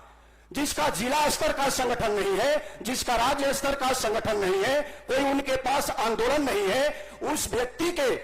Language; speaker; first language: Hindi; native; Hindi